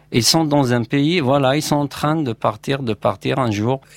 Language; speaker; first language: French; non-native, local second language; Berber languages